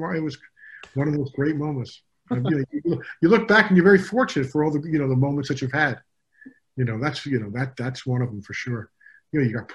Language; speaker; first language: English; native; English